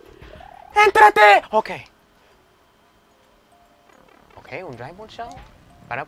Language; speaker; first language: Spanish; non-native, learner; English